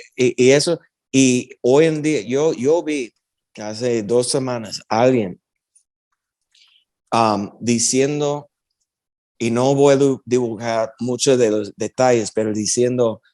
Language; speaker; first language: Spanish; early bilingual, heritage; Spanish